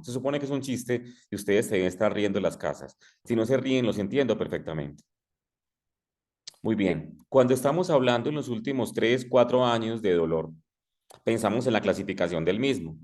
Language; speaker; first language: Spanish; native; Spanish